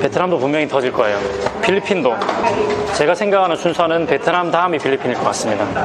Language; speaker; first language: Korean; native; Korean